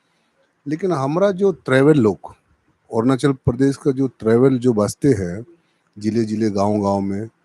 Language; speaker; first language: Hindi; non-native, local second language; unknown